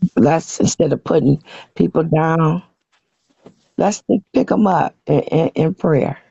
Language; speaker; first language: English; native; English